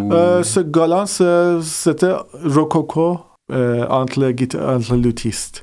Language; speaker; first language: French; non-native, fluent; Persian